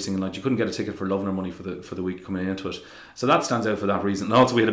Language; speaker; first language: English; native; English